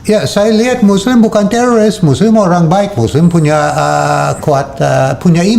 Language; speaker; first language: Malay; non-native, fluent; English